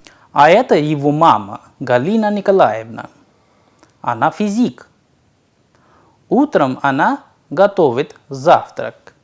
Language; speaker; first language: Russian; non-native, fluent; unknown